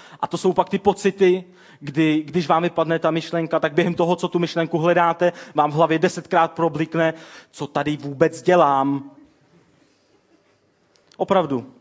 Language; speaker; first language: Czech; native; Czech